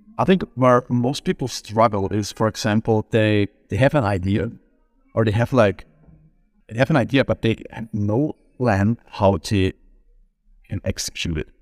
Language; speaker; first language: English; non-native, fluent; German